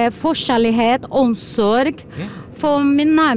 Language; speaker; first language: Norwegian; non-native, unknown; Portuguese